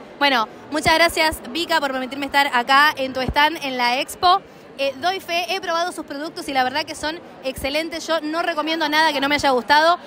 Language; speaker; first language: Spanish; native; Spanish